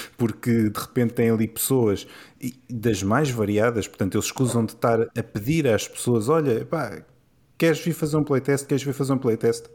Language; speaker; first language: Portuguese; native; Portuguese